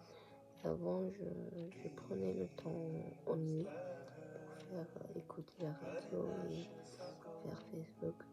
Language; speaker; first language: French; non-native, learner; Japanese